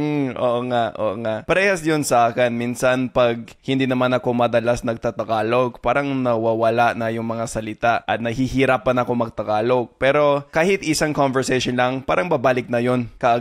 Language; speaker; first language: Filipino; non-native, fluent; English